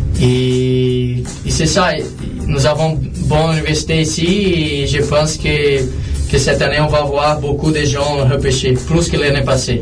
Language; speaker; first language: French; non-native, learner; Portuguese